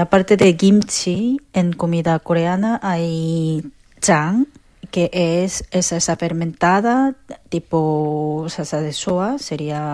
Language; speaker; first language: Spanish; non-native, fluent; Korean